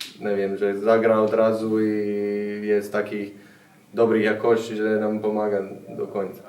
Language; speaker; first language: Polish; non-native, fluent; Bosnian